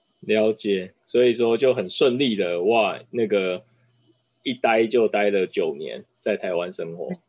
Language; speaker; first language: Chinese; native; Chinese